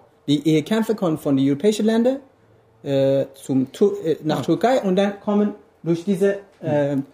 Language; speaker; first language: German; non-native, fluent; Kurdish